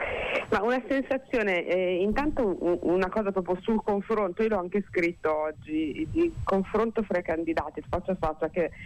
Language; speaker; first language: Italian; native; Italian